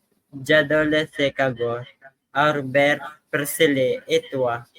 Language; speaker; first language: French; non-native, learner; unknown